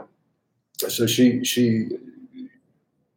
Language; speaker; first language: English; native; English